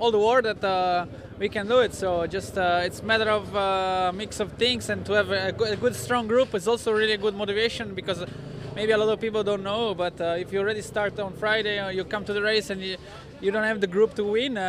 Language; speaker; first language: English; non-native, fluent; Italian